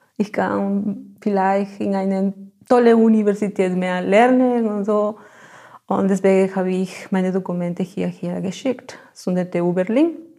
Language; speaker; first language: German; non-native, fluent; Spanish